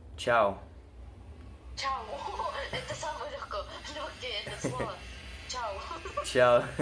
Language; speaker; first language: Russian; non-native, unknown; Portuguese